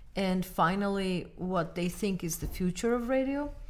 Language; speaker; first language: English; non-native, fluent; Armenian